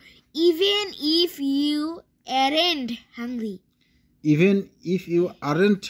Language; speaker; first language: English; non-native, fluent; Bangla